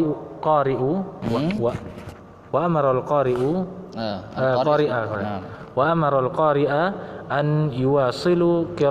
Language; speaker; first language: Arabic; non-native, learner; Indonesian